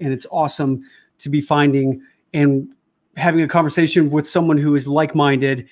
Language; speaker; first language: English; native; English